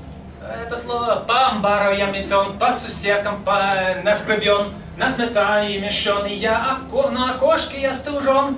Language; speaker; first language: Russian; non-native, fluent; English